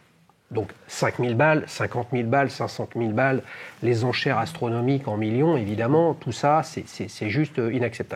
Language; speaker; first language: French; native; French